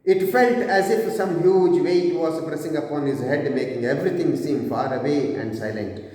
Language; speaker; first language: English; non-native, local second language; Kannada